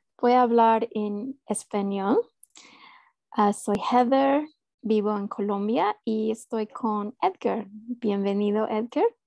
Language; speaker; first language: Spanish; non-native, fluent; English